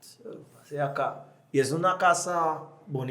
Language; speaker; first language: Spanish; non-native, fluent; English